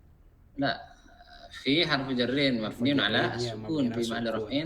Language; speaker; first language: Arabic; non-native, fluent; Indonesian